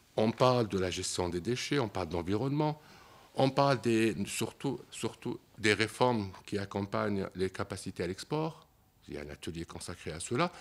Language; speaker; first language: French; non-native, local second language; Arabic